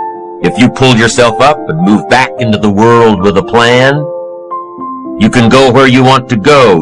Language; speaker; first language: English; native; English